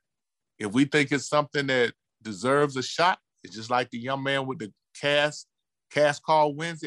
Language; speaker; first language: English; native; English